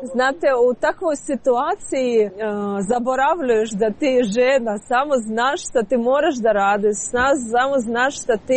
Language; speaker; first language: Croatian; non-native, learner; Ukrainian